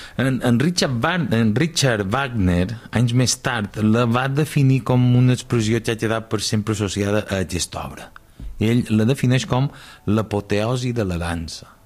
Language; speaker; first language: Catalan; native; Catalan